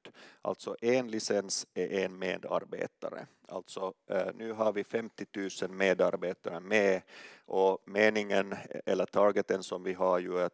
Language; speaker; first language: Swedish; non-native, local second language; Finnish